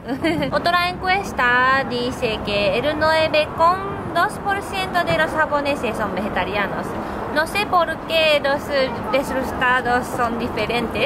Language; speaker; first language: Spanish; non-native, learner; Japanese